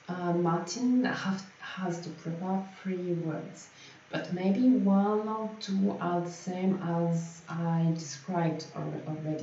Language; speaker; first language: English; non-native, fluent; French